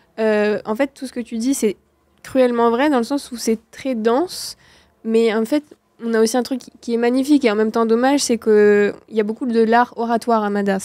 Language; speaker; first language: French; non-native, local second language; Malagasy